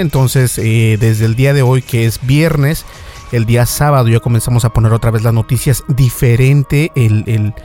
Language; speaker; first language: Spanish; native; Spanish